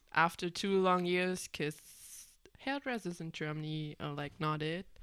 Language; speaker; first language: English; non-native, fluent; German